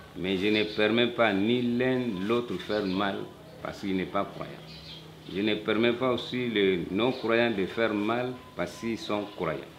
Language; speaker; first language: French; non-native, local second language; Bambara